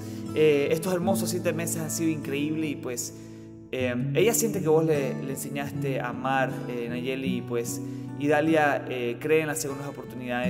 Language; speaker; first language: Spanish; native; Spanish